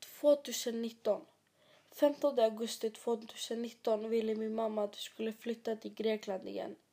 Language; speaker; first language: Swedish; early bilingual, other home language; Greek